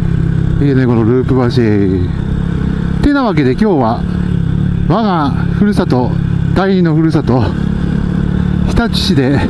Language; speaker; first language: Japanese; native; Japanese